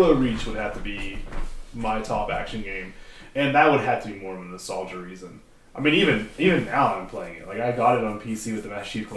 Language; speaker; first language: English; native; English